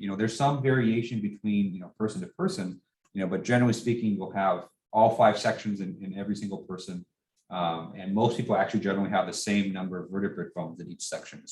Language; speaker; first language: English; native; English